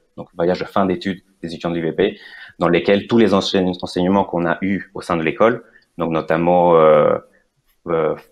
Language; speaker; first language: French; non-native, fluent; Spanish